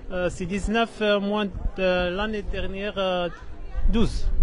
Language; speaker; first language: French; non-native, learner; Arabic